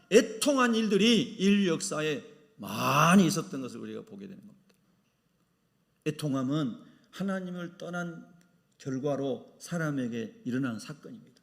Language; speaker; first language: Korean; native; Korean